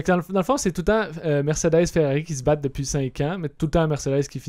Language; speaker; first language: French; native; French